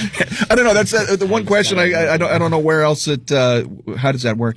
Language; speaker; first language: English; native; English